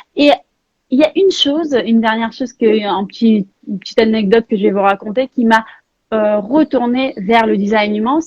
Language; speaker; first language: French; non-native, fluent; Russian